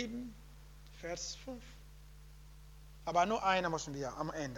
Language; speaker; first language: German; non-native, learner; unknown